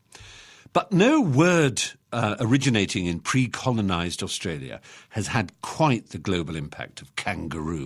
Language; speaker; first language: English; native; English